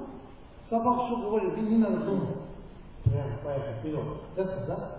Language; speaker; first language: Russian; non-native, learner; Tibetan